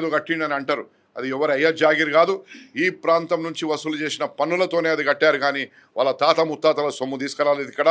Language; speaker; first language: Telugu; native; Telugu